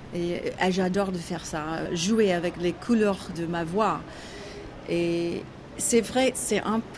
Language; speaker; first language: French; non-native, learner; English